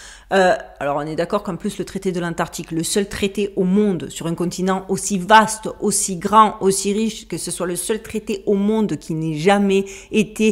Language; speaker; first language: French; native; French